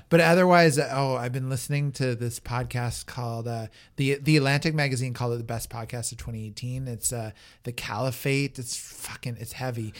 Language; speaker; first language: English; native; English